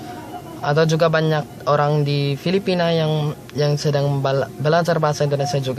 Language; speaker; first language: Indonesian; non-native, learner; Filipino